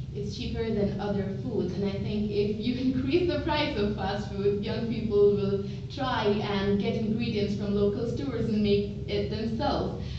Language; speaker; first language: English; non-native, local second language; Bangla